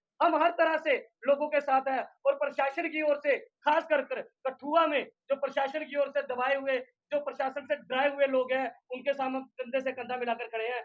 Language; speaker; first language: Hindi; non-native, local second language; Dogri